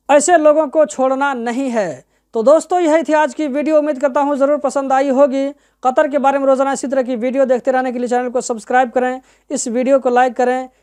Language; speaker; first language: Hindi; native; Hindi